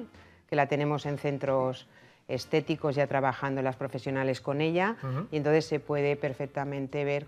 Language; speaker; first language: Spanish; native; Spanish